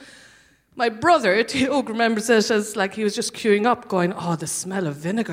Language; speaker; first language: English; native; English